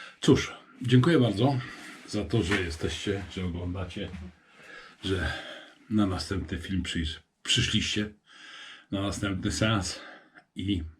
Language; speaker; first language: Polish; native; Polish